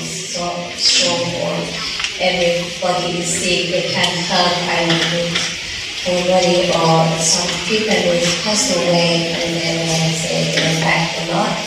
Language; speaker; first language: English; non-native, learner; Persian